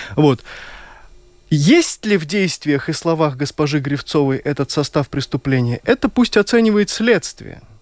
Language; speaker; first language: Russian; native; Russian